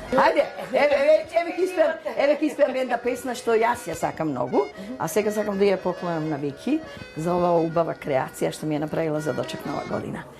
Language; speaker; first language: Macedonian; non-native, local second language; Romany